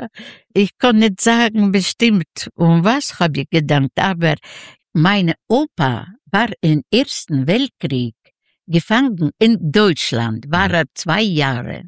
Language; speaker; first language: German; non-native, learner; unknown